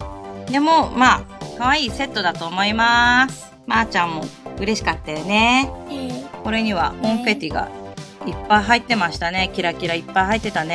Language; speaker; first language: Japanese; native; Japanese